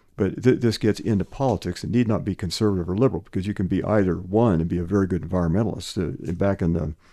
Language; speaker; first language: English; native; English